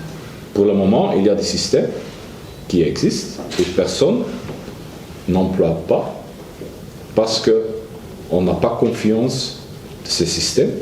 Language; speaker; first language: French; non-native, learner; Dutch